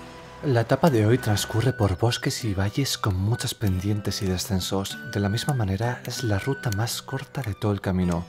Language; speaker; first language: Spanish; native; Spanish